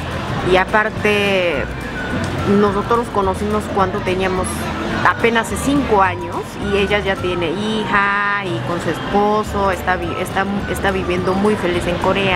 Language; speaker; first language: Spanish; non-native, learner; Korean